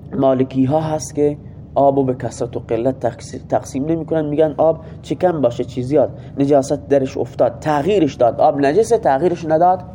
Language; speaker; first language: Persian; non-native, local second language; Baluchi